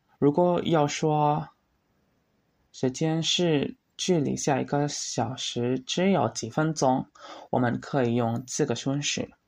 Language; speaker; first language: Chinese; non-native, learner; Indonesian